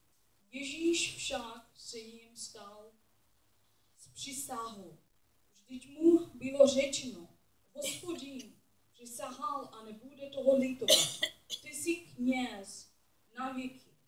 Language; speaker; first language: Czech; non-native, learner; English